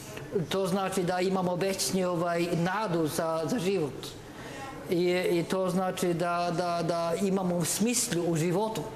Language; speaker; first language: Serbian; non-native, learner; Norwegian